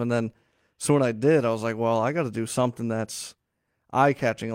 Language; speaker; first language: English; native; English